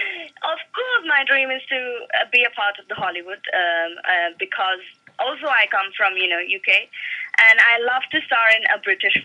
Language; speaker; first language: English; non-native, local second language; Malayalam